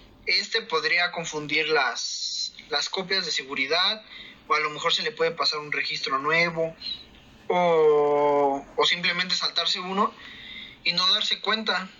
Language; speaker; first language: Spanish; native; Spanish